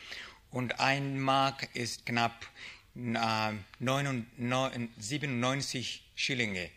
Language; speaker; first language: German; non-native, learner; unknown